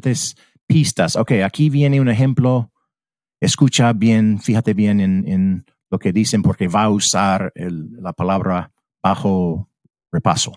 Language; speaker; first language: Spanish; early bilingual, heritage; English